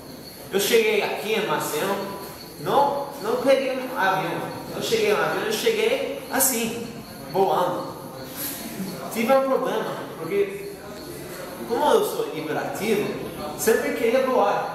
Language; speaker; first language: Portuguese; non-native, learner; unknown